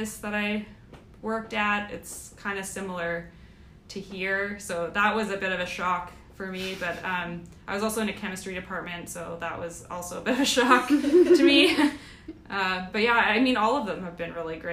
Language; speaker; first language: English; native; English